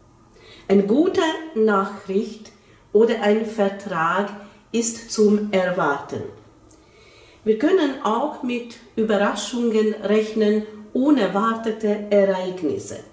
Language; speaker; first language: German; non-native, fluent; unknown